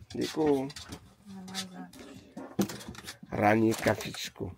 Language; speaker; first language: Czech; non-native, learner; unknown